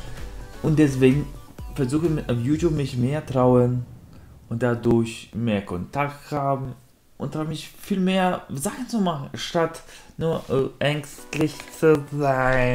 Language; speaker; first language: German; non-native, learner; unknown